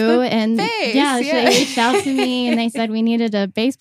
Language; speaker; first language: English; native; English